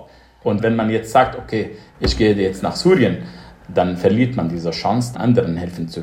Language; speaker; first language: German; non-native, fluent; Arabic